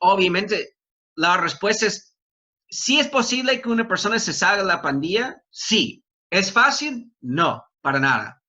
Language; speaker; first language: Spanish; non-native, fluent; English